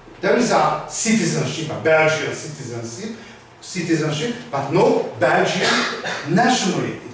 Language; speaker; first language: English; non-native, learner; Hungarian